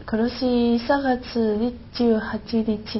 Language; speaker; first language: Japanese; non-native, learner; Chinese